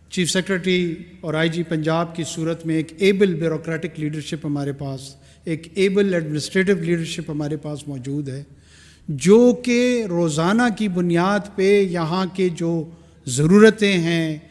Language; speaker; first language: Urdu; non-native, local second language; Pashto